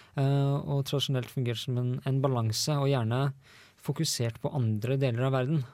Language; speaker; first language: Norwegian; native; Norwegian